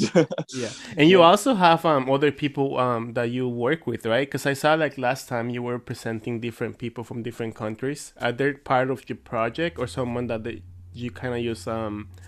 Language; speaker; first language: English; non-native, fluent; Spanish